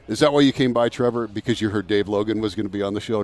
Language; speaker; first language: English; native; English